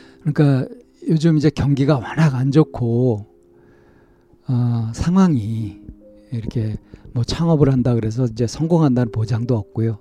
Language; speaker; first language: Korean; native; Korean